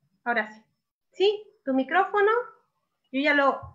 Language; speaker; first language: Spanish; native; Spanish